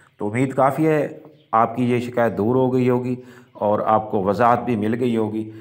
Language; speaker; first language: Urdu; non-native, local second language; Punjabi